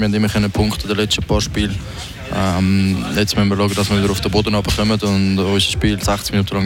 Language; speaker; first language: German; non-native, local second language; French